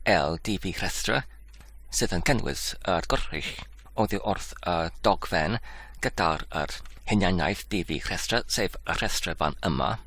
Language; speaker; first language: Welsh; non-native, learner; English